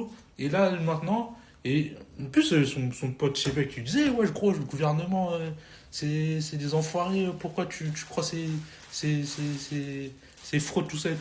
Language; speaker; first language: French; native; French